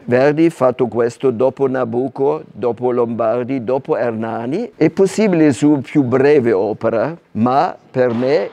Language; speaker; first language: Italian; non-native, fluent; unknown